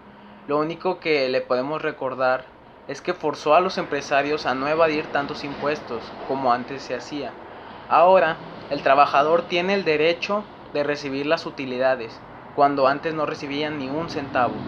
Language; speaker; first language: Spanish; native; Spanish